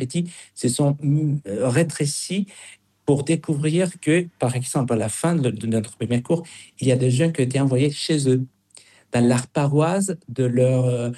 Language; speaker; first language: French; non-native, fluent; Spanish